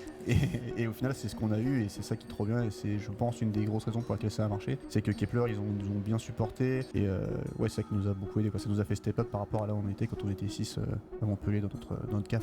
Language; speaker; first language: French; native; French